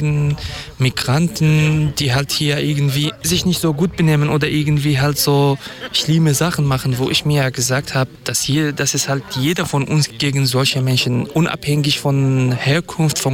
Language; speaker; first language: German; non-native, fluent; Kurdish